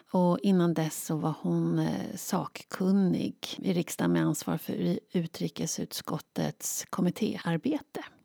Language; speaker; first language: Swedish; native; Swedish